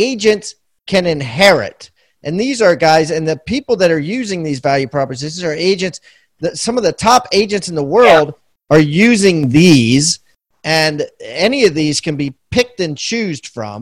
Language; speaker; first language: English; native; English